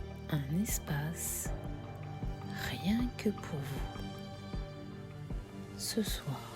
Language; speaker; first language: French; native; French